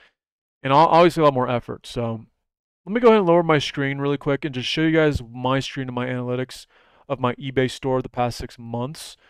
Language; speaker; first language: English; native; English